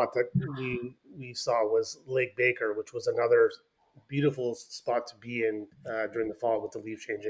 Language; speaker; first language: English; native; English